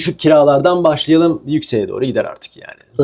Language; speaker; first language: Turkish; native; Turkish